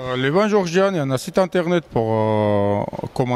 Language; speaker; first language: French; non-native, learner; Georgian